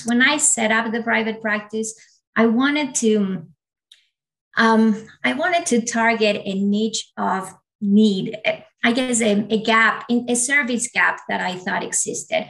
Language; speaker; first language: English; non-native, fluent; Spanish